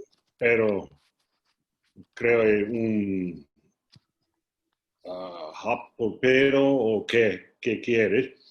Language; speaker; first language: Spanish; non-native, learner; English